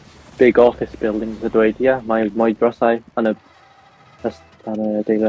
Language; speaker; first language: Welsh; non-native, local second language; English